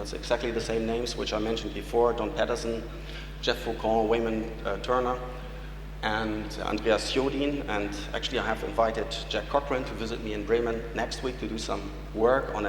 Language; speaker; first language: English; non-native, fluent; German